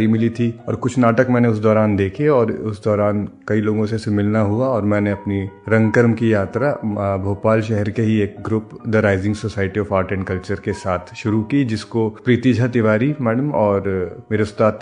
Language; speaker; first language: Hindi; native; Hindi